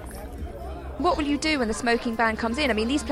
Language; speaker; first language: English; native; English